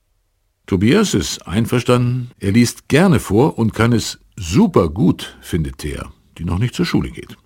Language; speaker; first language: German; native; German